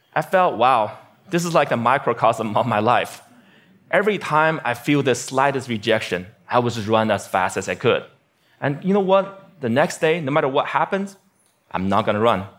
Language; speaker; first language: English; non-native, fluent; Chinese